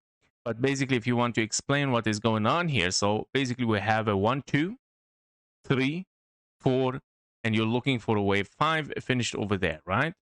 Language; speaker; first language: English; non-native, fluent; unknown